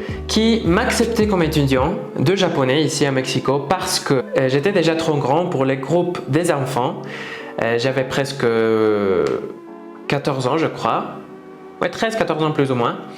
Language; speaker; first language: French; non-native, fluent; Spanish